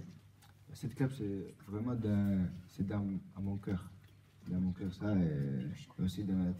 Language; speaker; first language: French; non-native, learner; Albanian